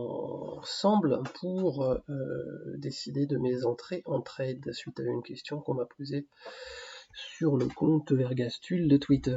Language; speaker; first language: French; native; French